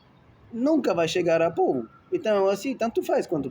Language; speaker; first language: Portuguese; non-native, fluent; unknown